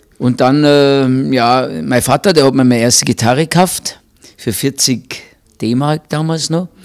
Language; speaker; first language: German; native; German